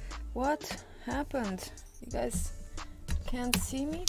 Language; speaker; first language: English; non-native, fluent; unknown